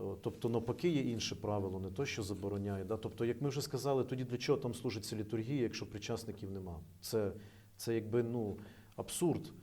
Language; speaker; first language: Ukrainian; native; Ukrainian